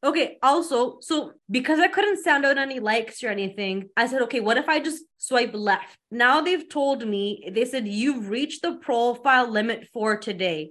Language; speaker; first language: English; early bilingual, other home language; Punjabi